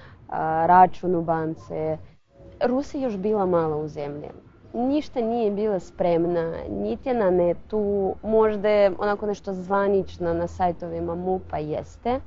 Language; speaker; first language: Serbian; non-native, fluent; Russian